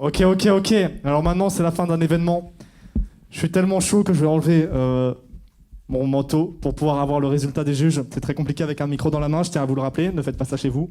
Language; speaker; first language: French; native; French